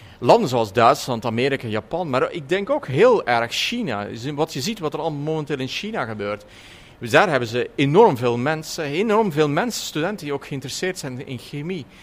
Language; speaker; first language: Dutch; native; Dutch